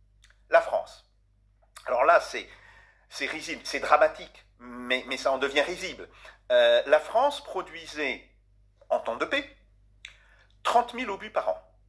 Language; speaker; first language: French; native; French